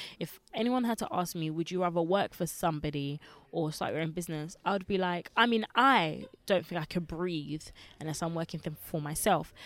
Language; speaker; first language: English; early bilingual, other home language; Lingala